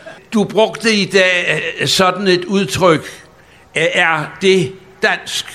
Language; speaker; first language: Danish; native; Danish